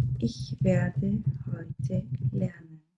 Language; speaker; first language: German; non-native, learner; Turkish